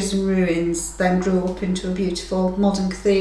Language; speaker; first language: English; native; English